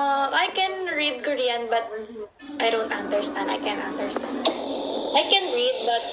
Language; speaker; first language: English; non-native, local second language; Filipino